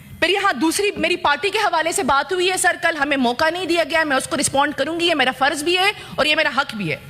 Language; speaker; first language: Urdu; non-native, local second language; Pashto